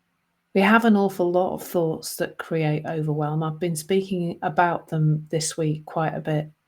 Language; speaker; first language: English; native; English